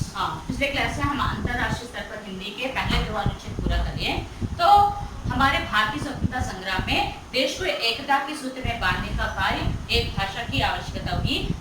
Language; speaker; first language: Hindi; non-native, local second language; Telugu